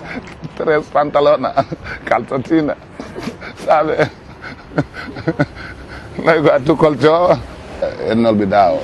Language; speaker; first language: Spanish; non-native, learner; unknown